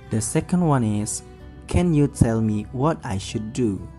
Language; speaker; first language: English; non-native, fluent; Indonesian